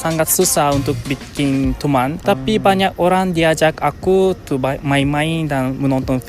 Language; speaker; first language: Indonesian; non-native, learner; Japanese